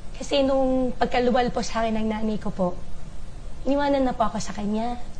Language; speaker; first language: Filipino; non-native, local second language; Chinese